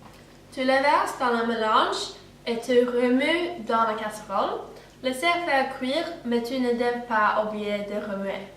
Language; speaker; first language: French; non-native, learner; Swedish